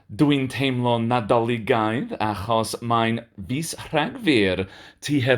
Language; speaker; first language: Welsh; non-native, learner; English